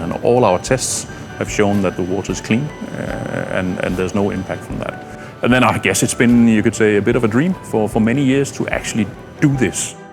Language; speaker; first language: English; non-native, fluent; Danish